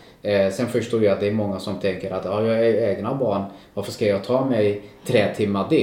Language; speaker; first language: Swedish; non-native, local second language; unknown